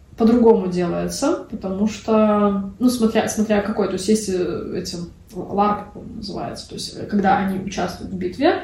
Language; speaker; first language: Russian; non-native, local second language; Belarusian